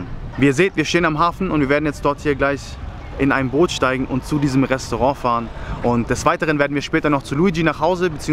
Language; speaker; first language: German; native; German